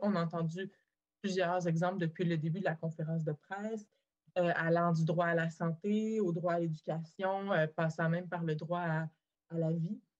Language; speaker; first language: French; native; French